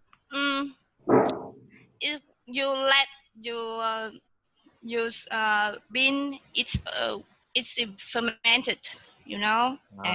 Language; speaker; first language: English; non-native, learner; Vietnamese